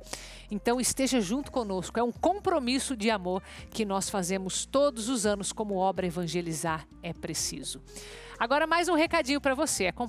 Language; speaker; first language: Portuguese; native; Portuguese